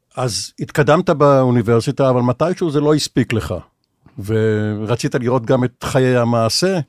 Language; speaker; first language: Hebrew; native; Hebrew